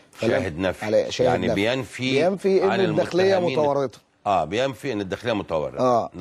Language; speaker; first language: Arabic; native; Arabic